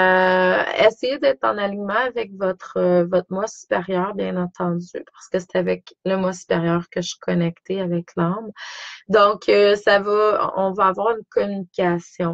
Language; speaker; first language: French; native; French